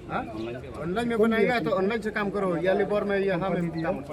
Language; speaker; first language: Hindi; non-native, local second language; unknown